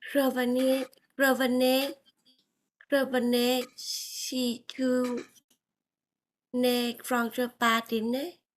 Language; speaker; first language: French; non-native, learner; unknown